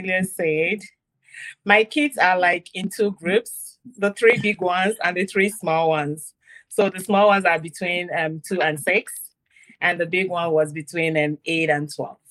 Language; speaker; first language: English; non-native, local second language; Igbo